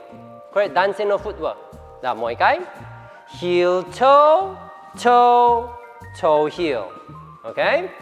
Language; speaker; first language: Japanese; non-native, fluent; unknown